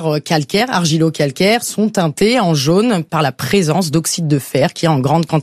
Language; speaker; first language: French; native; French